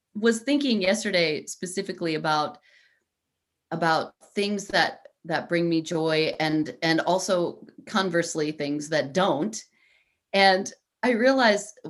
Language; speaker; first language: English; native; English